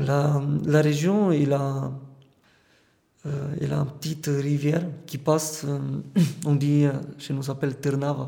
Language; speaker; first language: French; non-native, fluent; Romanian